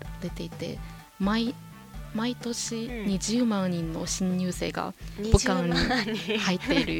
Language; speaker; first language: Japanese; non-native, fluent; Chinese